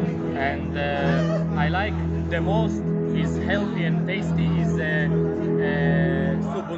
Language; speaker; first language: English; non-native, fluent; Ukrainian